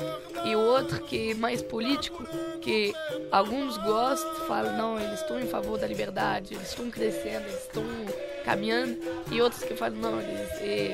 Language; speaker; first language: Portuguese; non-native, fluent; French